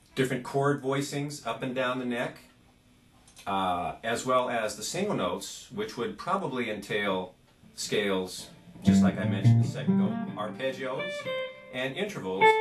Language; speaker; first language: English; native; English